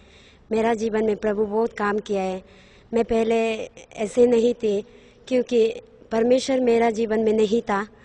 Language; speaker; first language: Hindi; non-native, local second language; Nyishi